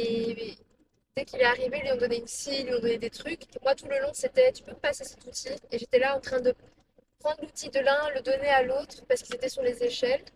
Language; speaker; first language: French; native; French